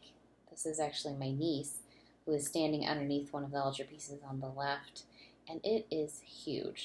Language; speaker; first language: English; native; English